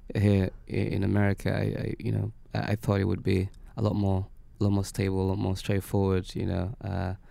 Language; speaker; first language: English; non-native, local second language; Swahili